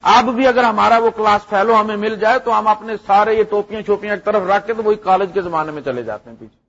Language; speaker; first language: Urdu; non-native, local second language; Punjabi